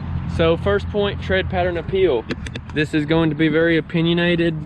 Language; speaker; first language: English; native; English